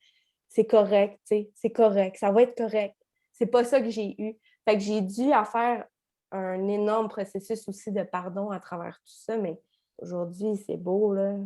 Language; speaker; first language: French; native; French